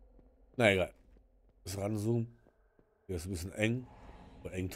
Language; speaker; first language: German; native; German